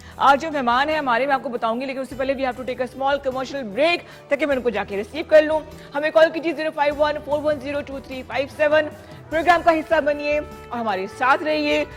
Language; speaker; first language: Urdu; native; Urdu